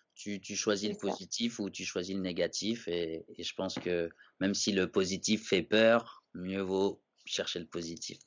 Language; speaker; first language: French; native; French